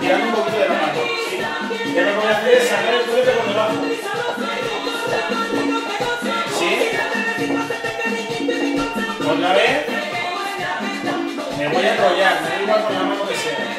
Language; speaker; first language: Spanish; native; Spanish